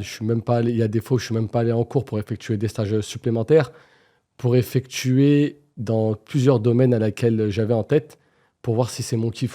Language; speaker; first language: French; native; French